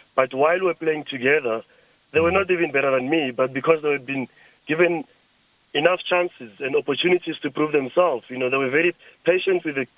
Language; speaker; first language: English; non-native, local second language; Tsonga